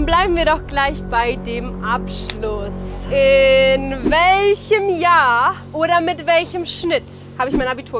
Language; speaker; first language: German; early bilingual, other home language; Turkish